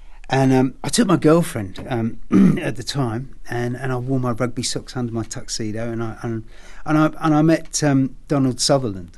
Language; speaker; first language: English; native; English